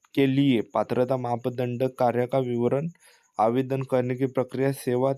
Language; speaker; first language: Hindi; non-native, local second language; Marathi